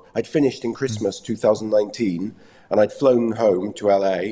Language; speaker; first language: English; native; English